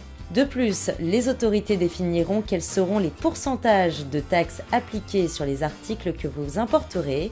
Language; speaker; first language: French; native; French